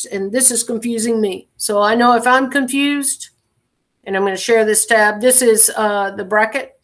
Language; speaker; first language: English; native; English